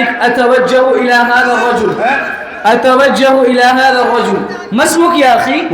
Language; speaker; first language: Arabic; non-native, learner; Urdu